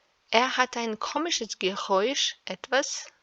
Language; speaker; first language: German; non-native, fluent; Serbian